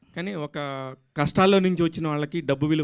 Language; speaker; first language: Telugu; native; Telugu